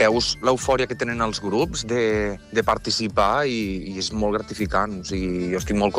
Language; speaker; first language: Catalan; native; Catalan